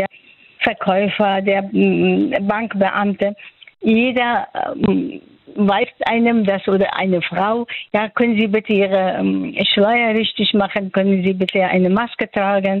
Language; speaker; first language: German; non-native, fluent; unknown